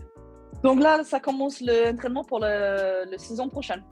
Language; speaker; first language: French; non-native, learner; Swedish